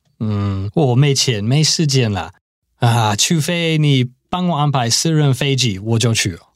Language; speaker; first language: Chinese; non-native, fluent; English